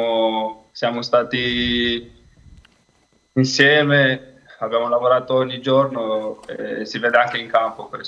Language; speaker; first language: Italian; non-native, fluent; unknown